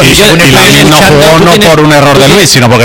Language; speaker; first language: Spanish; native; Spanish